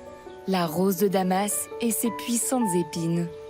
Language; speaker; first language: French; native; French